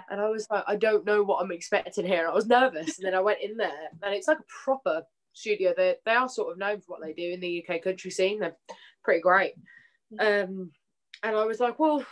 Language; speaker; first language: English; native; English